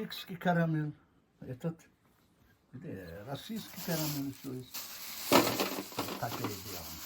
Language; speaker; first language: Russian; non-native, local second language; Uzbek